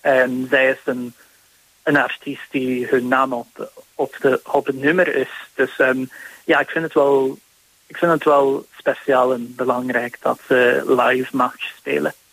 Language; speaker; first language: Dutch; non-native, fluent; English